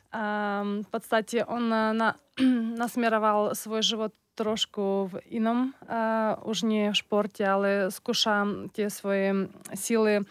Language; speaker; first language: Slovak; non-native, fluent; Russian